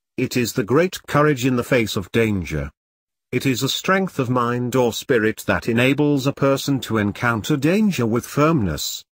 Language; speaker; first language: English; non-native, local second language; Filipino